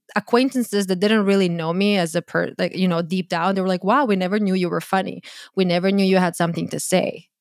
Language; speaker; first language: English; non-native, fluent; Croatian